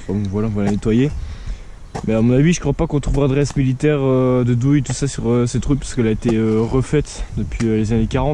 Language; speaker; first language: French; native; French